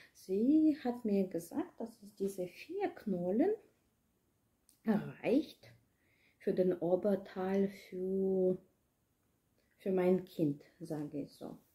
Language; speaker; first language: German; non-native, learner; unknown